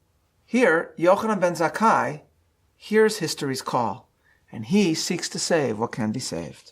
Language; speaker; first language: English; native; English